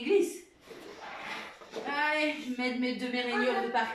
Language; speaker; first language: French; native; French